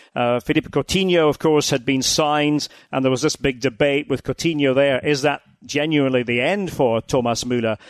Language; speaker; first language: English; native; English